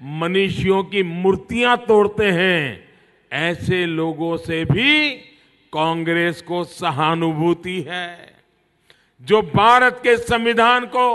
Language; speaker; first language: Hindi; native; Hindi